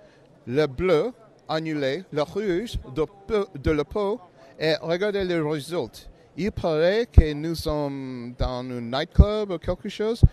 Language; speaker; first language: French; non-native, learner; English